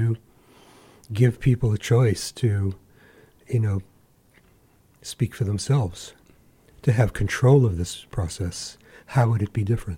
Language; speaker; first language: English; native; English